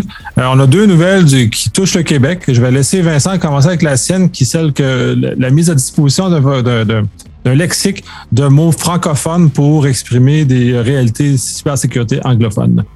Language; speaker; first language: French; native; French